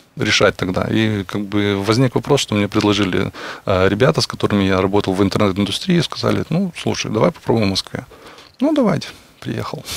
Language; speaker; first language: Russian; native; Russian